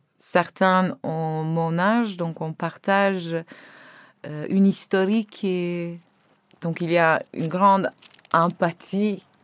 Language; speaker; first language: French; non-native, fluent; Turkish